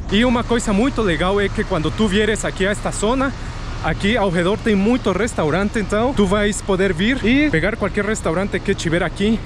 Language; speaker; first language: Portuguese; non-native, fluent; Spanish